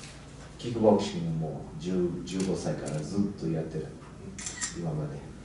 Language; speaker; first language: Japanese; non-native, learner; Portuguese